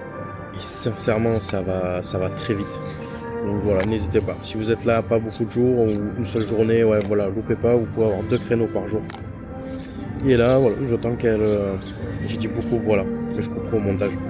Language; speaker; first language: French; native; French